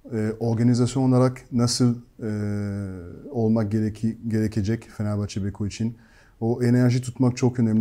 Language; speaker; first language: Turkish; non-native, fluent; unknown